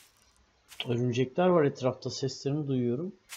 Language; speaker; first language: Turkish; native; Turkish